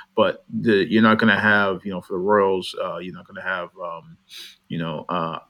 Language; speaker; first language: English; native; English